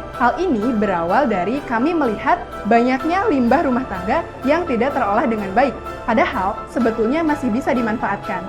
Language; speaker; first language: Indonesian; native; Indonesian